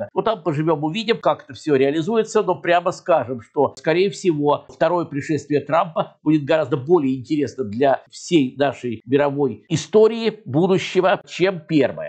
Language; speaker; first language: Russian; native; Russian